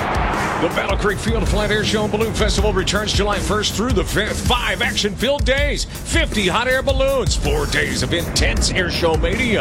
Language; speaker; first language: English; native; English